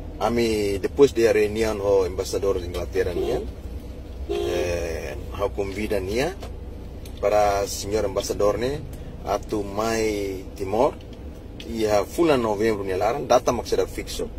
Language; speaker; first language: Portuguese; non-native, local second language; Tetum